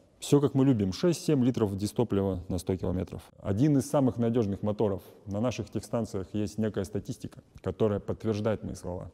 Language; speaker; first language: Russian; native; Russian